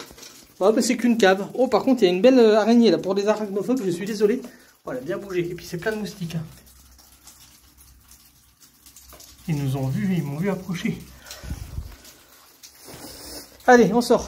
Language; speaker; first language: French; native; French